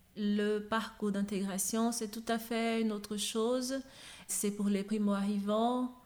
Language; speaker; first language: French; non-native, fluent; Portuguese